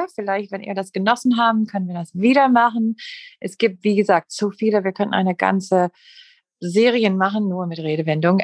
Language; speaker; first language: German; non-native, fluent; English